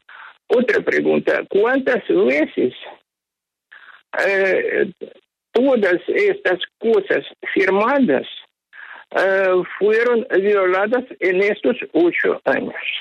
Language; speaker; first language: Spanish; non-native, fluent; Ukrainian